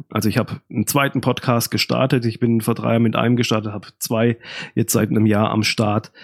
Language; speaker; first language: German; native; German